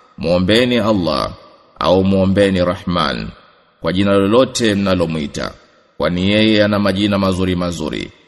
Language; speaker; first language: Swahili; native; Swahili